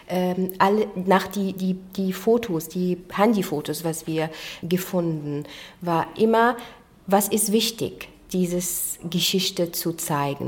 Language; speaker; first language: German; non-native, fluent; Arabic